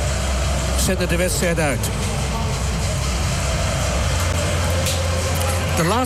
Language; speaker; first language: Dutch; native; Dutch